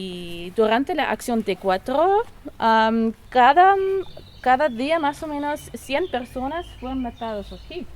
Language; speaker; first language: Spanish; non-native, learner; German